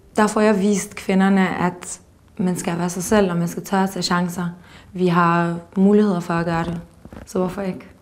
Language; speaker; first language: Danish; early bilingual, other home language; Albanian